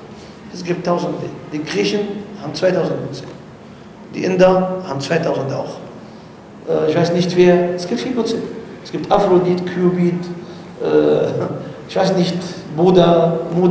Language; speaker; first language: German; non-native, learner; Arabic